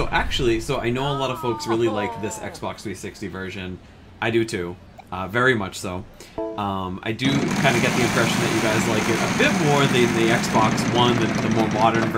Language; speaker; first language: English; native; English